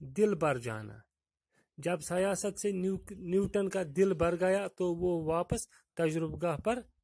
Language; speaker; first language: Urdu; non-native, local second language; Kashmiri